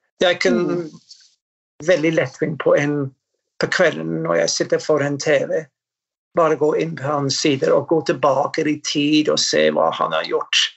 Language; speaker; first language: Norwegian; non-native, fluent; English